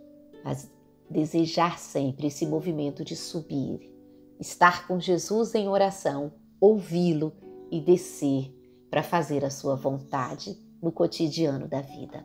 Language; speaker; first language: Portuguese; native; Portuguese